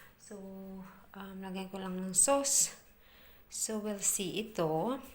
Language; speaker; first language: Filipino; native; Filipino